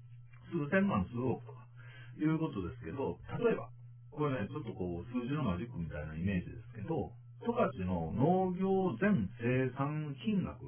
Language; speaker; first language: Japanese; native; Japanese